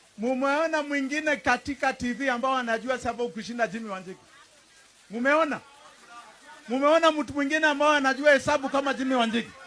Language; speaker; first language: Swahili; non-native, local second language; Kikuyu